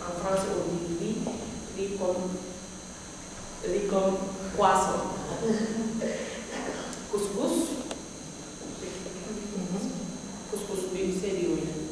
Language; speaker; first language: French; non-native, learner; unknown